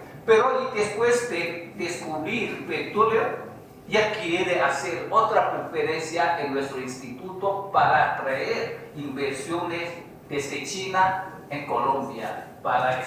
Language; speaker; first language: Spanish; non-native, fluent; Chinese